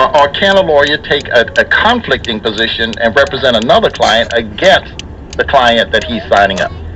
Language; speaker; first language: English; native; English